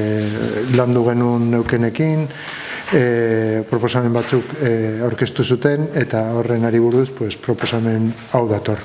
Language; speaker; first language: Basque; non-native, local second language; Spanish